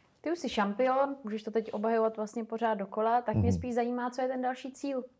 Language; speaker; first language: Czech; native; Czech